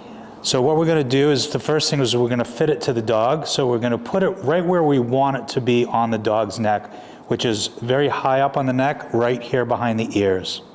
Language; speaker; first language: English; native; English